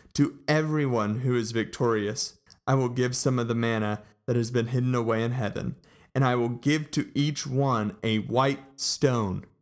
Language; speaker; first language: English; native; English